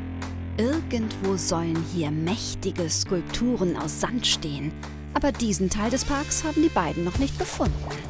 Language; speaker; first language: German; native; German